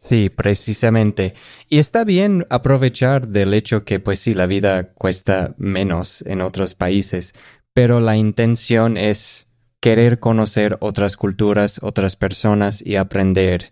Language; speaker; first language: Spanish; non-native, fluent; English